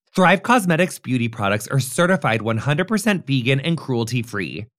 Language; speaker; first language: English; native; English